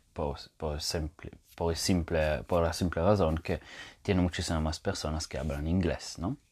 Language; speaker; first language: Spanish; non-native, fluent; Italian